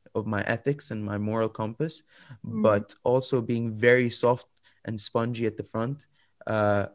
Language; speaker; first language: English; non-native, fluent; Arabic